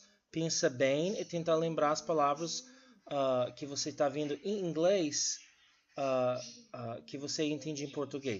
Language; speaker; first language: Portuguese; non-native, learner; English